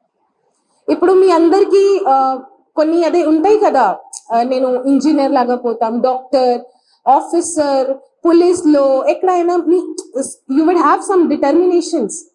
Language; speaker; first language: Telugu; non-native, fluent; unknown